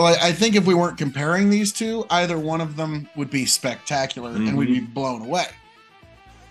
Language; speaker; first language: English; native; English